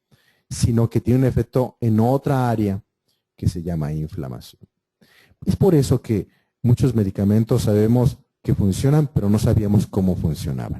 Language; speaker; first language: Spanish; native; Spanish